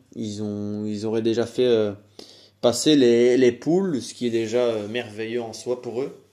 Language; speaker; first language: French; native; French